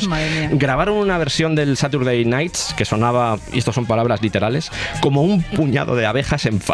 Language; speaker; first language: Spanish; native; Spanish